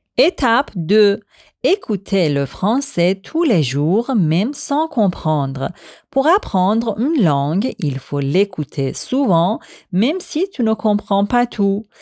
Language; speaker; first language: French; non-native, fluent; Persian